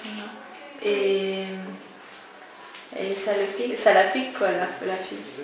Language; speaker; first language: French; non-native, local second language; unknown